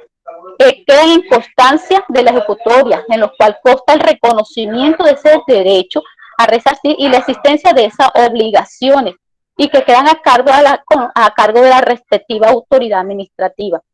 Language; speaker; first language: Spanish; native; Spanish